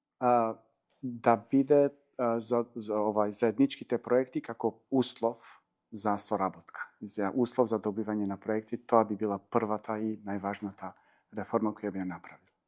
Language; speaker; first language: Macedonian; non-native, local second language; Albanian